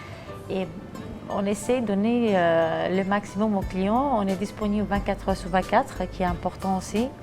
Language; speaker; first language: French; non-native, fluent; Greek